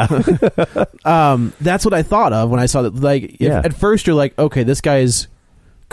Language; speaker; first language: English; native; English